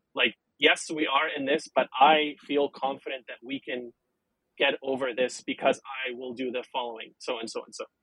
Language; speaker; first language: English; non-native, fluent; Arabic